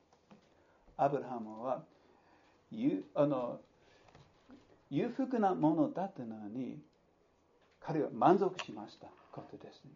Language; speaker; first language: Japanese; non-native, fluent; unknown